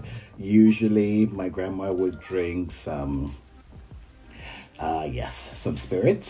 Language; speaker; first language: English; non-native, local second language; Yoruba